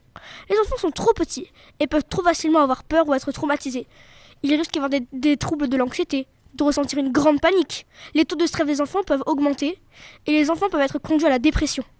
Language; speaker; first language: French; native; French